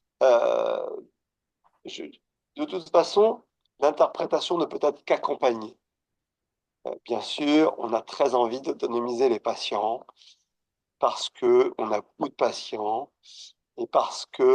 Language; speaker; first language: French; native; French